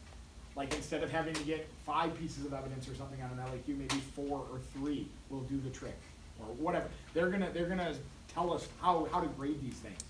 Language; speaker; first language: English; native; English